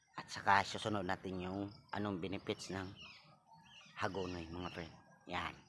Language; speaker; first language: Filipino; non-native, local second language; Cebuano